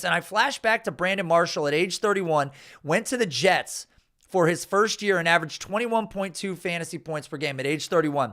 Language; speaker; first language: English; native; English